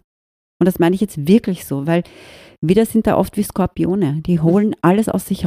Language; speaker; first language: German; native; German